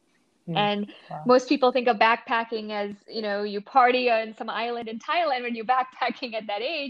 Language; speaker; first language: English; non-native, local second language; Gujarati